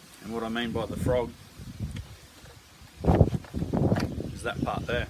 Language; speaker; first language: English; native; English